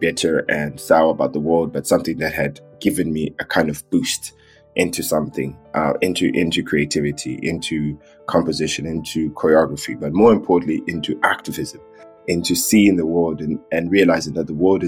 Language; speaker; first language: English; early bilingual, other home language; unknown